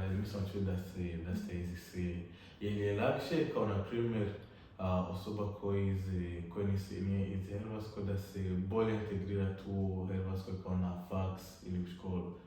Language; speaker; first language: Bosnian; non-native, learner; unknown